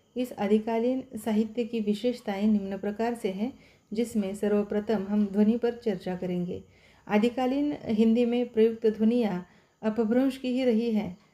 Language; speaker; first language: Hindi; non-native, local second language; Marathi